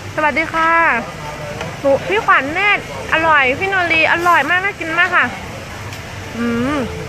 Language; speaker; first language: Thai; native; Thai